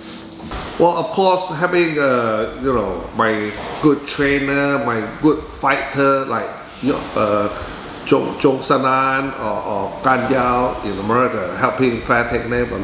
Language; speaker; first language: English; non-native, fluent; Thai